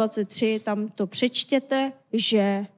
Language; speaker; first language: Czech; non-native, fluent; Korean